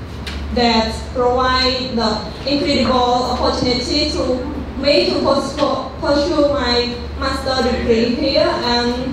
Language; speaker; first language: English; non-native, learner; Khmer